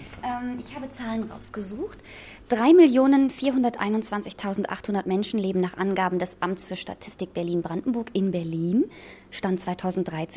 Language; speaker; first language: German; native; German